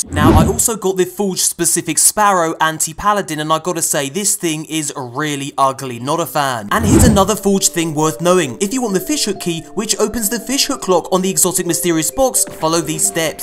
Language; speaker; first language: English; native; English